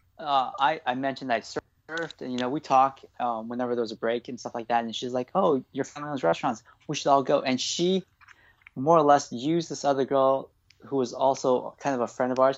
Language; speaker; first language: English; native; English